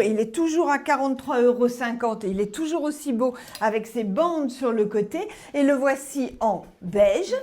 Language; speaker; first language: French; native; French